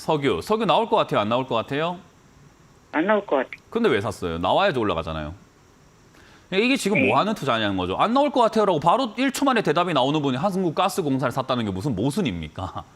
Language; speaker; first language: Korean; native; Korean